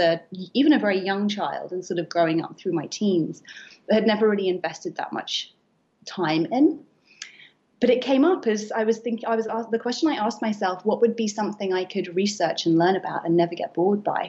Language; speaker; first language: English; native; English